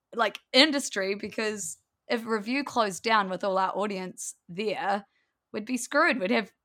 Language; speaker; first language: English; native; English